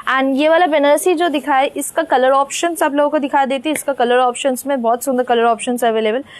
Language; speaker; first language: Hindi; non-native, local second language; Bangla